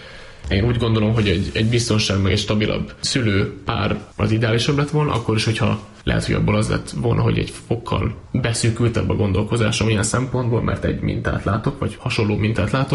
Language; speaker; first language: Hungarian; native; Hungarian